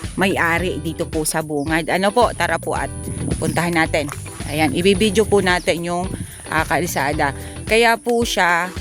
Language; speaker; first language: Filipino; native; Filipino